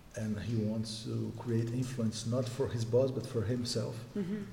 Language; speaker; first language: English; non-native, fluent; Portuguese